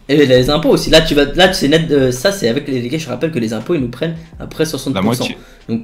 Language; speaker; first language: French; native; French